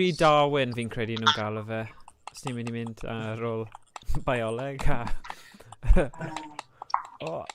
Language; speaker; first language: Welsh; native; Welsh